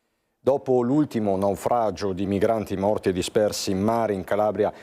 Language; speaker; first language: Italian; native; Italian